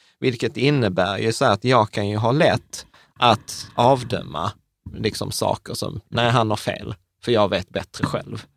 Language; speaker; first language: Swedish; early bilingual, other home language; Czech